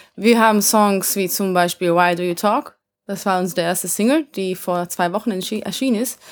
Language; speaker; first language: German; early bilingual, other home language; Hungarian